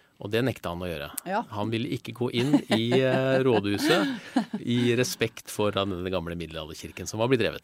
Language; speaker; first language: Norwegian; native; Norwegian